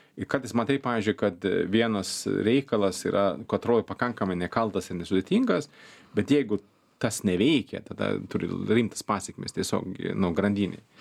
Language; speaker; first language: Lithuanian; non-native, fluent; Swedish